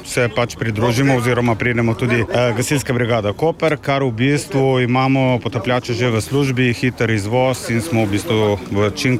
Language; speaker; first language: Slovenian; native; Slovenian